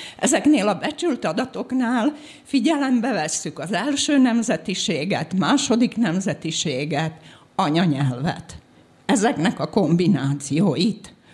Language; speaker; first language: Hungarian; native; Hungarian